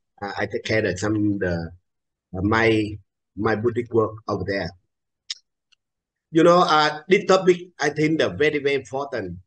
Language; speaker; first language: English; non-native, learner; Vietnamese